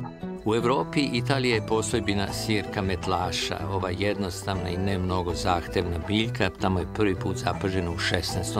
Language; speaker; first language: Serbian; native; Serbian